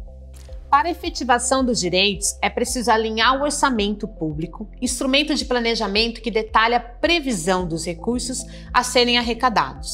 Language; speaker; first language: Portuguese; native; Portuguese